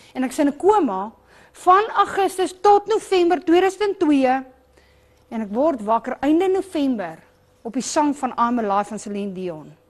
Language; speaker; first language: Afrikaans; non-native, local second language; English